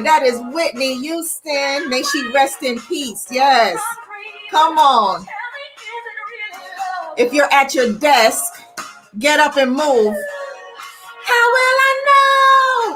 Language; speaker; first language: English; native; English